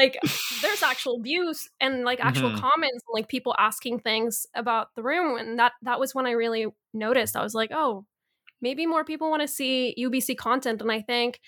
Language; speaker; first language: English; early bilingual, other home language; Spanish